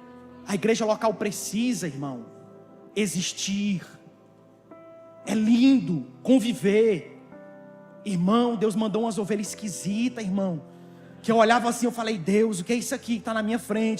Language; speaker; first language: Portuguese; native; Portuguese